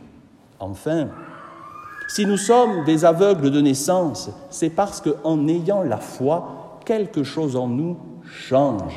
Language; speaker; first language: French; native; French